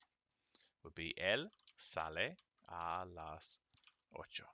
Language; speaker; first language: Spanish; non-native, fluent; English